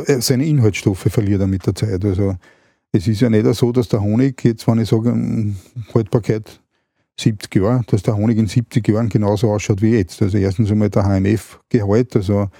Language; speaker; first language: German; native; German